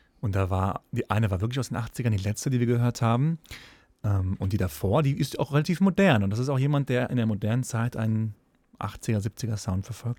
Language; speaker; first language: German; native; German